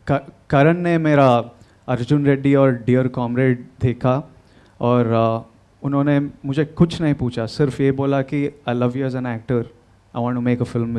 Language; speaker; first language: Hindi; non-native, local second language; Telugu